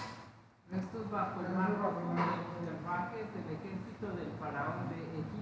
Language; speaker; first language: Spanish; native; Spanish